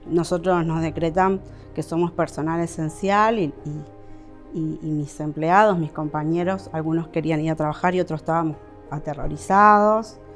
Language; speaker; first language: Spanish; native; Spanish